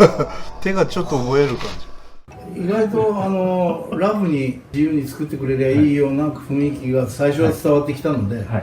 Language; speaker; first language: Japanese; native; Japanese